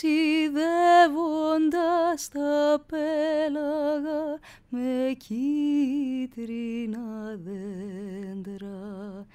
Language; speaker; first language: Greek; native; Greek